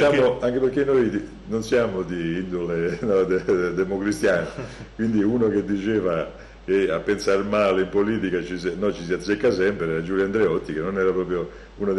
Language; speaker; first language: Italian; native; Italian